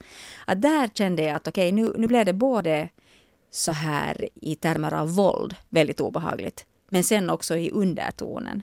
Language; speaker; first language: Swedish; native; Swedish